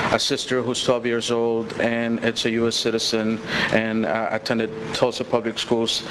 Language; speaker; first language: English; early bilingual, other home language; Spanish